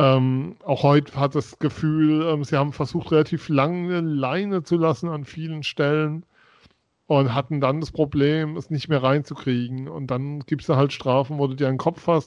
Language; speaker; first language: German; native; German